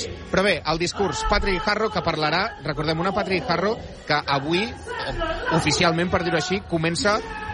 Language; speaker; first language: Catalan; native; Catalan